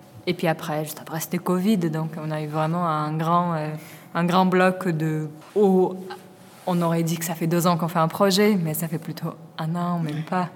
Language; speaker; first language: French; non-native, fluent; Portuguese